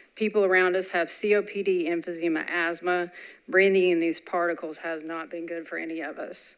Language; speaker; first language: English; native; English